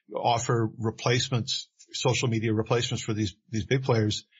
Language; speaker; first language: English; native; English